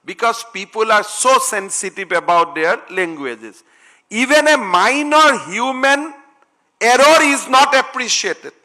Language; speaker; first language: English; non-native, local second language; Assamese